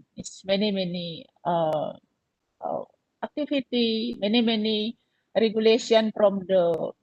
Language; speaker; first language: English; non-native, learner; Indonesian